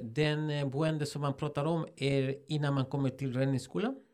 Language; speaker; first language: Swedish; non-native, fluent; Spanish